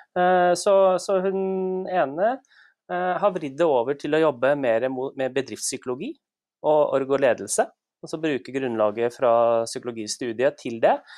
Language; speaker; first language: Norwegian; native; Norwegian